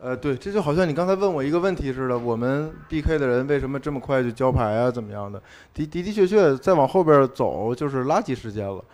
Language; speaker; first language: Chinese; native; Chinese